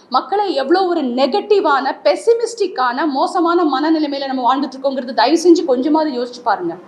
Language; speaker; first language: Tamil; native; Tamil